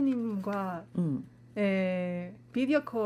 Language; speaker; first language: Korean; non-native, learner; Spanish